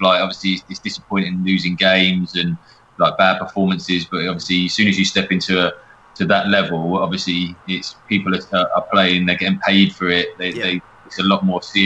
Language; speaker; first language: English; native; English